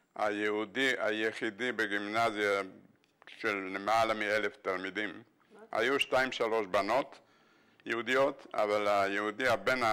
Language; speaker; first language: Hebrew; non-native, fluent; Bulgarian